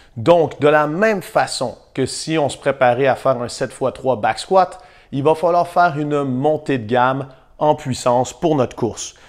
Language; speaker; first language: French; native; French